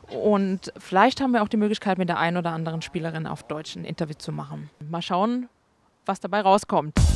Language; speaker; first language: German; native; German